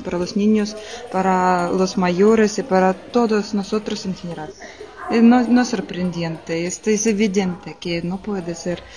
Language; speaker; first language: Spanish; non-native, learner; Russian